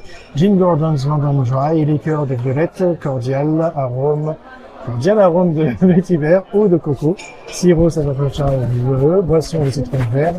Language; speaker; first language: French; native; French